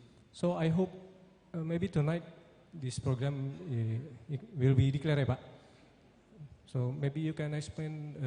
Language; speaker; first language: English; non-native, learner; Indonesian